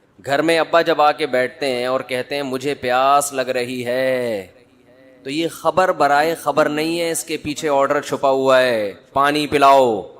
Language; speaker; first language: Urdu; native; Urdu